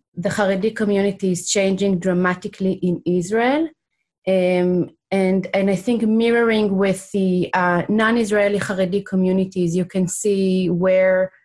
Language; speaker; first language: English; non-native, fluent; Hebrew